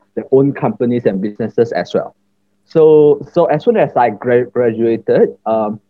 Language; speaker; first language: English; non-native, local second language; Chinese